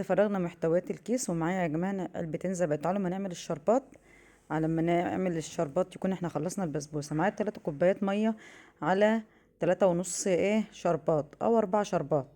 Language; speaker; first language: Arabic; native; Arabic